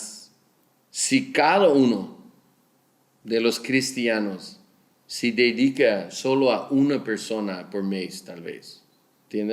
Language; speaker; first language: Spanish; non-native, fluent; Portuguese